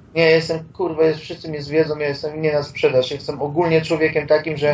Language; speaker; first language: Polish; native; Polish